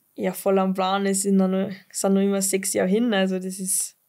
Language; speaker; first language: German; native; German